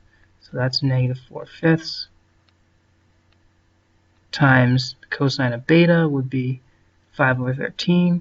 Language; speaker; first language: English; native; English